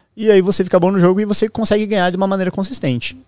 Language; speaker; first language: Portuguese; native; Portuguese